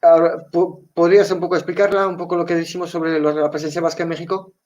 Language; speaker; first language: Spanish; non-native, fluent; Basque